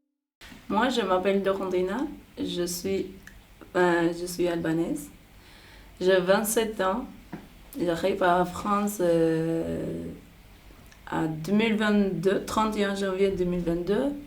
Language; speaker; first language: French; non-native, learner; Albanian